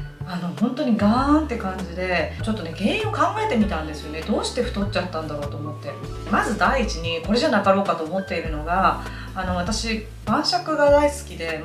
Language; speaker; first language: Japanese; native; Japanese